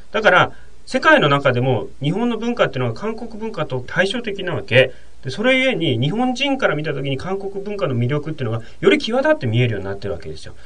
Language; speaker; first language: Japanese; native; Japanese